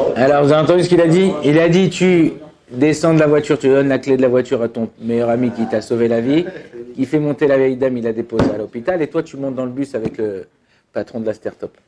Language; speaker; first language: French; native; French